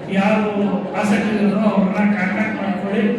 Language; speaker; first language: Kannada; native; Kannada